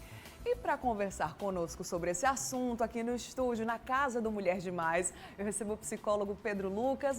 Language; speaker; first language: Portuguese; native; Portuguese